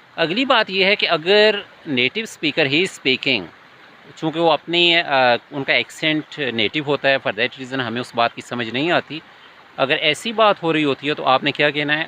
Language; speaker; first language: Urdu; non-native, local second language; Punjabi